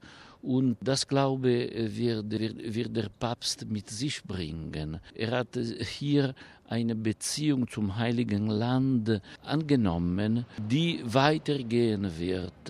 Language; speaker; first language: German; non-native, fluent; Italian